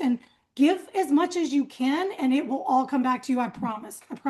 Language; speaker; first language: English; native; English